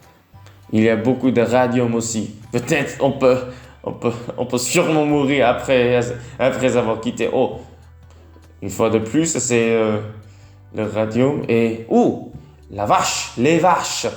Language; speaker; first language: French; non-native, learner; Vietnamese